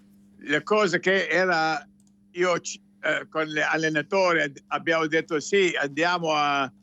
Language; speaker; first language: Italian; non-native, fluent; English